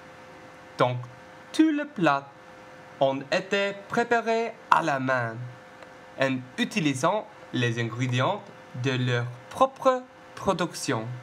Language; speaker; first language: French; non-native, learner; English